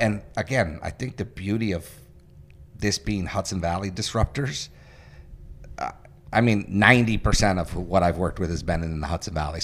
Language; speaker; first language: English; native; English